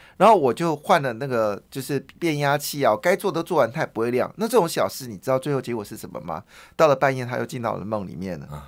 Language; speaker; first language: Chinese; native; Chinese